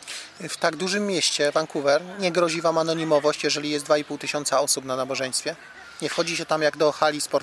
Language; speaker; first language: Polish; native; Polish